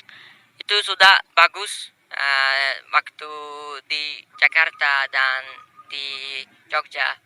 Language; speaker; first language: Indonesian; non-native, learner; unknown